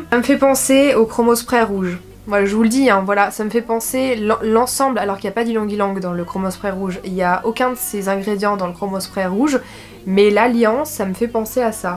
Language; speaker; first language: French; native; French